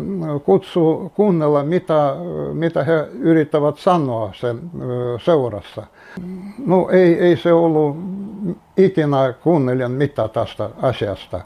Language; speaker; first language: Finnish; non-native, learner; Russian